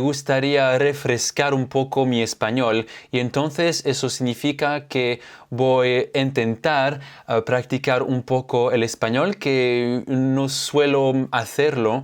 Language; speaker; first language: Spanish; non-native, fluent; French